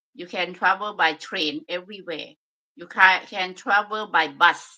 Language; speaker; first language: English; non-native, learner; Thai